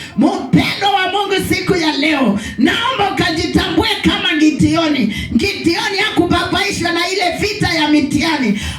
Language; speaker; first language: Swahili; non-native, local second language; Kamba